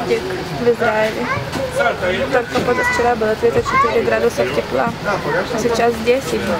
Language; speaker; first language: Russian; early bilingual, heritage; Russian